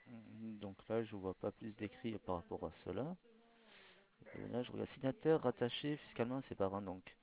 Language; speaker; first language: French; native; French